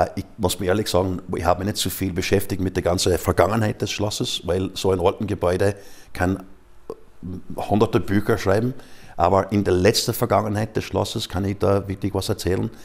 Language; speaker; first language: German; non-native, fluent; English